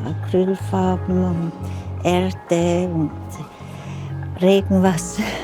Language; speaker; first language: German; early bilingual, heritage; German